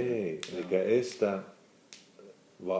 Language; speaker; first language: Finnish; non-native, fluent; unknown